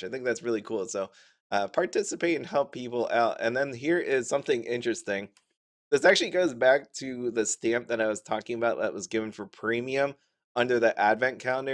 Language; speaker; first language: English; native; English